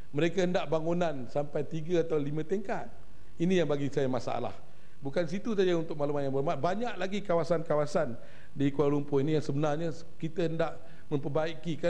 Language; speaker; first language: Malay; native; Malay